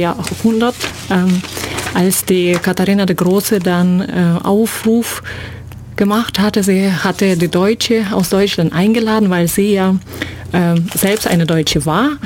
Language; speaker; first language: German; non-native, fluent; Russian